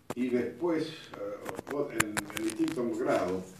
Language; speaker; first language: Spanish; native; Spanish